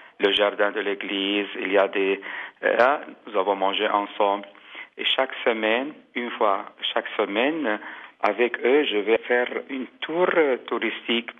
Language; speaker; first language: French; non-native, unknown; Armenian